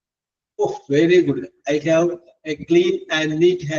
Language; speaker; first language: English; non-native, local second language; Malayalam